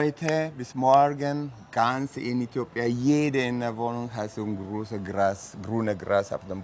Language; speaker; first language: German; non-native, learner; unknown